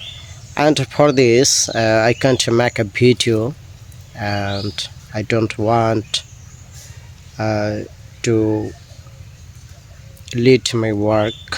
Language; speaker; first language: English; non-native, learner; Bangla